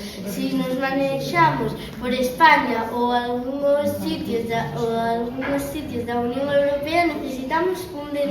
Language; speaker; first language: Galician; non-native, local second language; Spanish